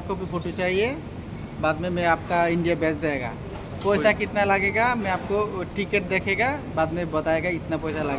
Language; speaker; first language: Hindi; non-native, learner; Bangla